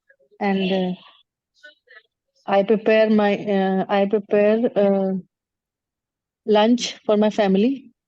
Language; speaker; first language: English; non-native, learner; Hindi